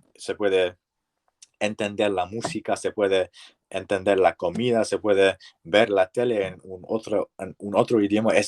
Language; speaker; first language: Spanish; non-native, learner; English